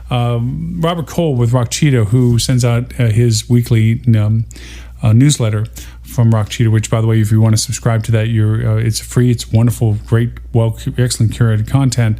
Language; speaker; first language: English; native; English